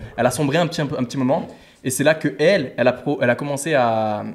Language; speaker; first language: French; native; French